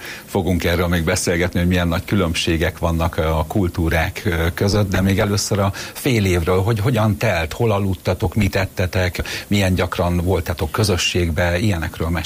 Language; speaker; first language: Hungarian; native; Hungarian